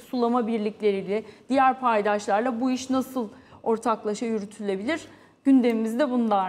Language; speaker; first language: Turkish; native; Turkish